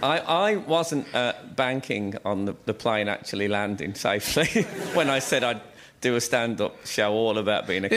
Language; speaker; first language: English; native; English